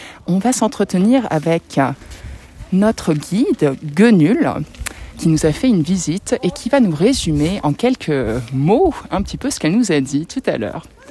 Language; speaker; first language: French; native; French